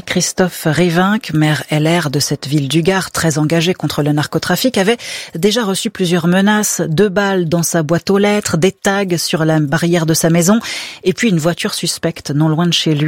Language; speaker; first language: French; native; French